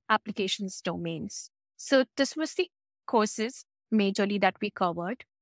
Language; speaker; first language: English; non-native, local second language; Hindi